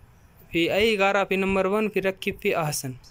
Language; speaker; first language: Arabic; non-native, learner; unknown